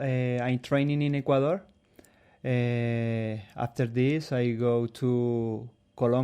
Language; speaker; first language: English; non-native, learner; Spanish